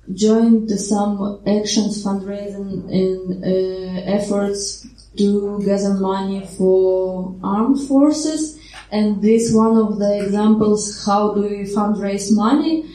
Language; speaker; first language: English; non-native, fluent; Ukrainian